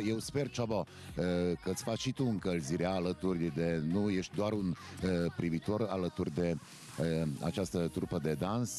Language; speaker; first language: Romanian; native; Romanian